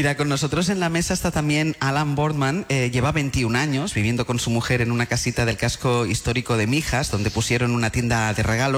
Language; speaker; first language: Spanish; native; Spanish